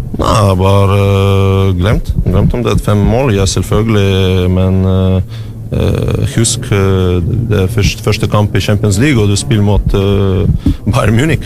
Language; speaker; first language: Norwegian; non-native, learner; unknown